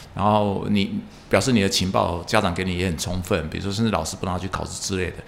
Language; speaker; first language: Chinese; non-native, local second language; Min Nan Chinese